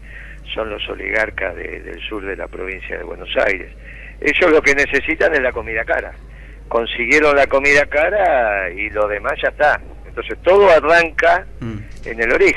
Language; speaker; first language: Spanish; native; Spanish